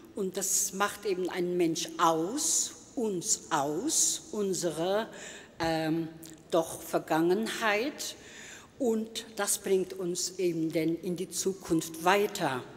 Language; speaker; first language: German; non-native, fluent; Turkish